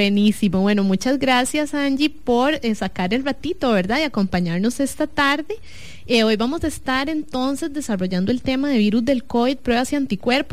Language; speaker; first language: Spanish; native; Spanish